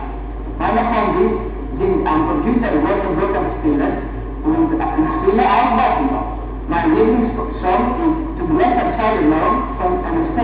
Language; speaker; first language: German; non-native, learner; Greek